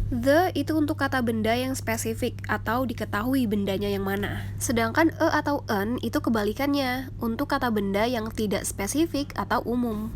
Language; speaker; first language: Indonesian; native; Indonesian